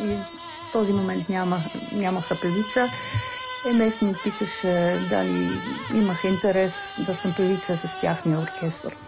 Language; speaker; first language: Bulgarian; non-native, fluent; Dutch